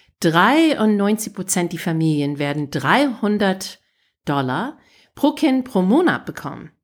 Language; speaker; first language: German; non-native, learner; English